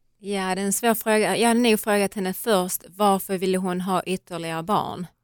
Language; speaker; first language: Swedish; native; Swedish